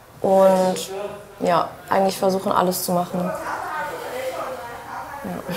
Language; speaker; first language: German; early bilingual, other home language; Vietnamese